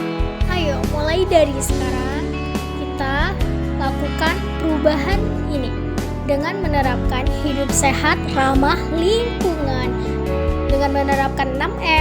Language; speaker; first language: Indonesian; native; Indonesian